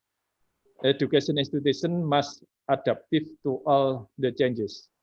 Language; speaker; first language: English; non-native, fluent; Indonesian